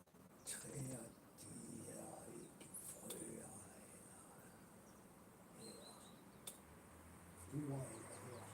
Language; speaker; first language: Danish; non-native, local second language; Kalaallisut